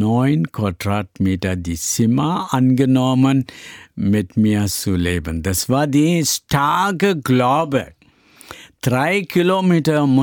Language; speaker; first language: German; non-native, learner; Tamil